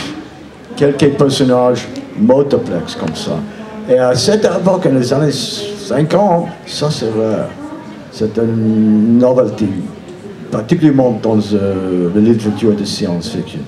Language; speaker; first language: French; non-native, learner; English